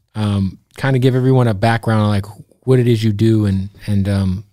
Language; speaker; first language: English; native; English